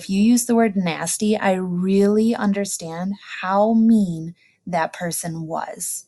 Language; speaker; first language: English; native; English